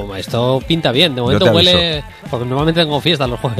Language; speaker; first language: Spanish; native; Spanish